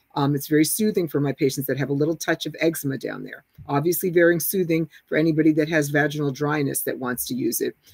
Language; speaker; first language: English; native; English